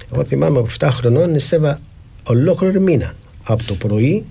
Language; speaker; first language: Greek; non-native, fluent; Arabic